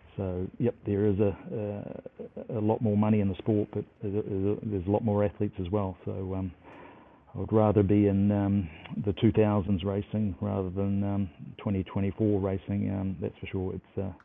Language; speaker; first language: English; native; English